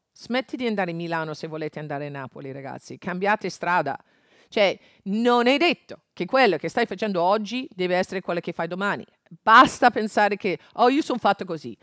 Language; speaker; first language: Italian; non-native, fluent; English